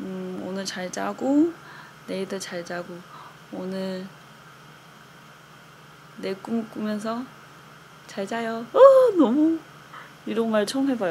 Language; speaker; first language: Korean; non-native, fluent; Chinese